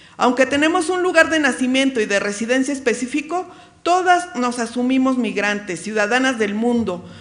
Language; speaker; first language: Spanish; native; Spanish